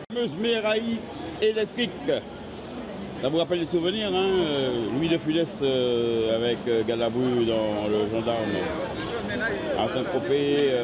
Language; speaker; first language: French; native; French